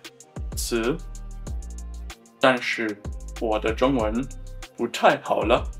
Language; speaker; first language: Chinese; non-native, learner; German